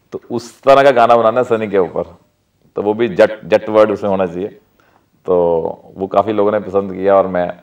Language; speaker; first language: Hindi; non-native, local second language; Punjabi